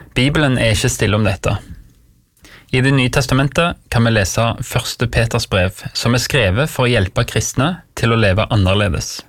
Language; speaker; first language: Norwegian; native; Norwegian